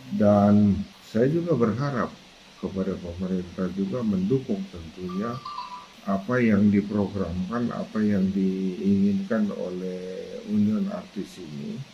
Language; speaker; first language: Indonesian; non-native, local second language; Batak Toba